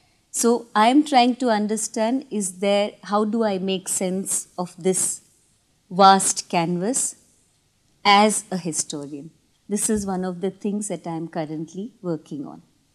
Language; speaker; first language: English; non-native, local second language; Tamil